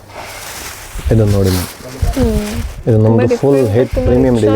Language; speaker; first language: Kannada; non-native, local second language; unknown